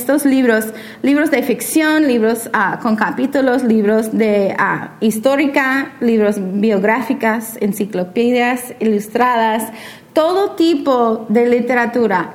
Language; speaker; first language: Spanish; non-native, fluent; English